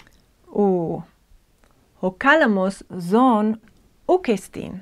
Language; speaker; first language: Greek; non-native, fluent; English